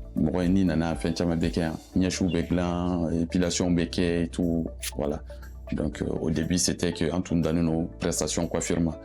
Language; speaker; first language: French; non-native, local second language; Bambara